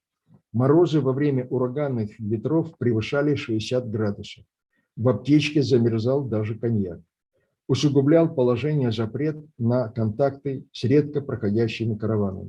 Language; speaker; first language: Russian; native; Russian